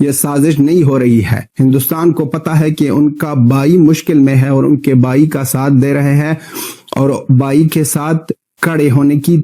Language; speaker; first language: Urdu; non-native, fluent; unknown